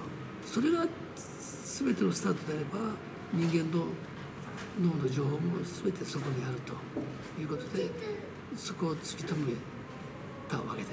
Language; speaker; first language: Japanese; early bilingual, other home language; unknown